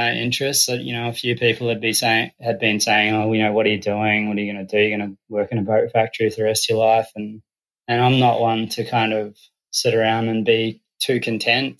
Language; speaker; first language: English; native; English